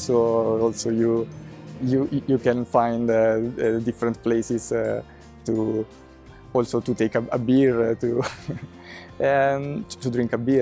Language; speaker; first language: English; non-native, fluent; Italian